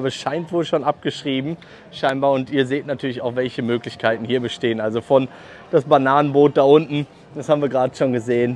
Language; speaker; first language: German; native; German